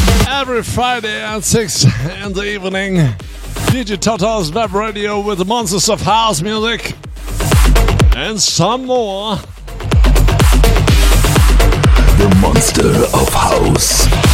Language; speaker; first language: English; non-native, learner; German